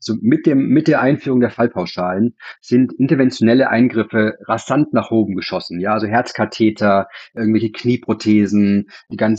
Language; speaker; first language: German; native; German